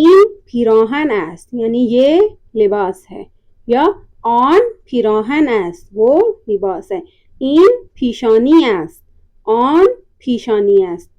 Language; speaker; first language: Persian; non-native, fluent; Urdu